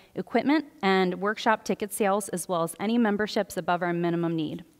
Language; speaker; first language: English; native; English